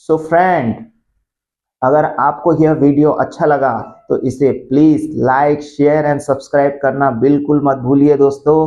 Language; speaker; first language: Hindi; non-native, local second language; Odia